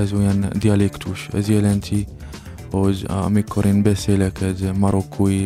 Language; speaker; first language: Hungarian; non-native, learner; Arabic